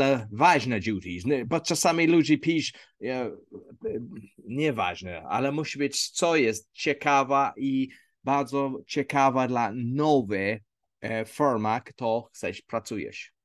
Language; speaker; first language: Polish; non-native, learner; English